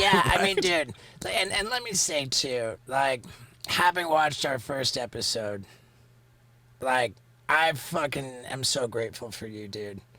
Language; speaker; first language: English; native; English